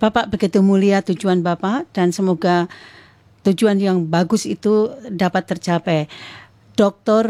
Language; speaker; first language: Indonesian; native; Indonesian